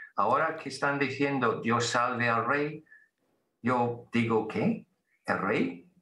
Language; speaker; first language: Spanish; non-native, fluent; English